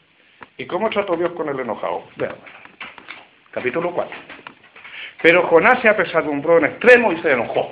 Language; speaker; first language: Spanish; native; Spanish